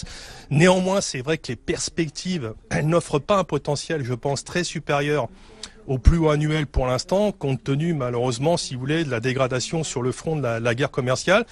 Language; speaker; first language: French; native; French